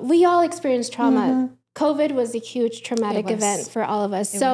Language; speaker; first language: English; early bilingual, other home language; Spanish